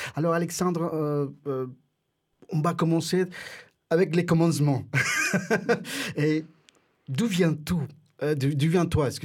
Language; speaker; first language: French; non-native, fluent; Spanish